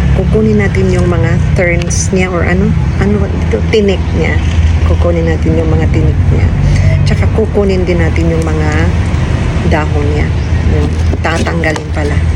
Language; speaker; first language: Filipino; non-native, local second language; Cebuano